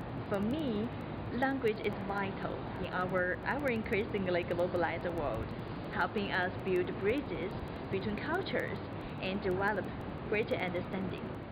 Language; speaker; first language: English; non-native, fluent; Chinese